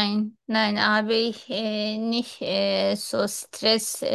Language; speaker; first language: German; non-native, fluent; Turkish